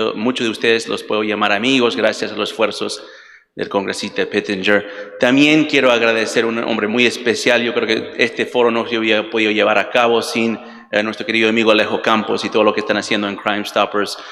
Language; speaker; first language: Spanish; early bilingual, heritage; Spanish